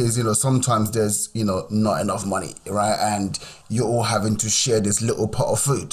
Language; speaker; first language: English; non-native, local second language; Yoruba